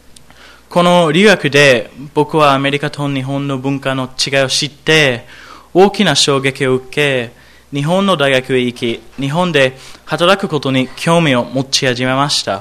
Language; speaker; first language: Japanese; non-native, learner; English